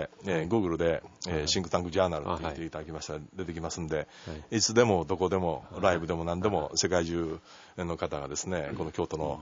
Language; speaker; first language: Japanese; native; Japanese